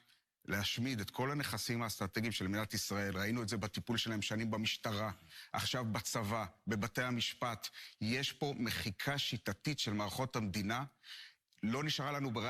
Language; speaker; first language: Hebrew; native; Hebrew